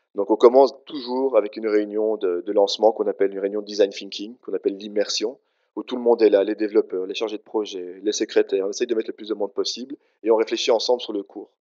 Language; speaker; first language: French; native; French